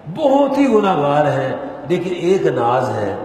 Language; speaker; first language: Urdu; non-native, local second language; Punjabi